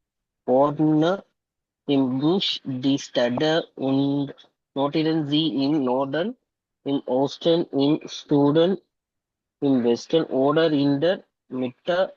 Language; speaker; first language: German; non-native, learner; Tamil